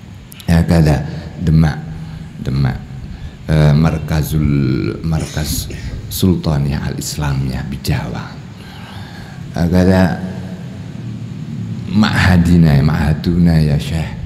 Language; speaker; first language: Arabic; non-native, learner; Indonesian